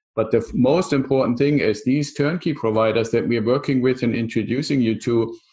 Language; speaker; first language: English; non-native, fluent; German